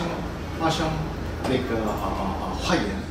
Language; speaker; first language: Chinese; non-native, fluent; Korean